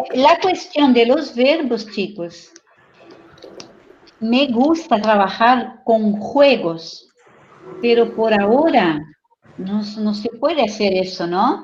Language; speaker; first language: Spanish; non-native, fluent; Portuguese